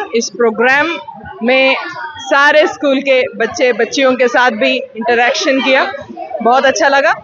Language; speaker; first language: Hindi; non-native, local second language; Telugu